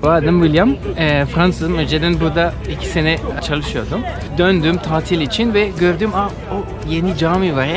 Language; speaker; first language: Turkish; non-native, learner; French